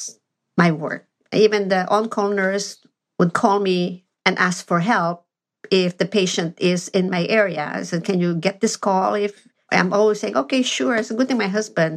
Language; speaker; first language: English; non-native, local second language; Filipino